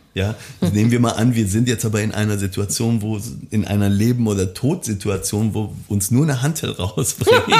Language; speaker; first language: German; early bilingual, other home language; Persian